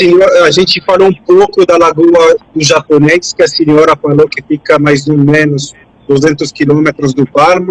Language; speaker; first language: Portuguese; non-native, fluent; French